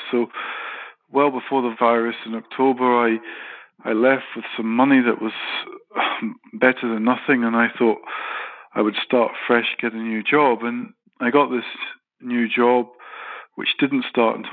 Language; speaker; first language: English; native; English